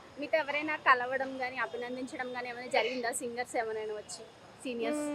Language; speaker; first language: Telugu; native; Telugu